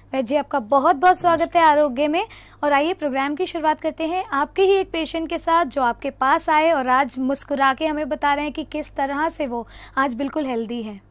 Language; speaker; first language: Hindi; native; Hindi